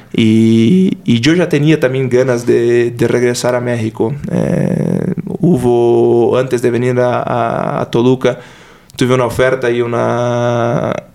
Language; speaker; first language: Spanish; non-native, fluent; Portuguese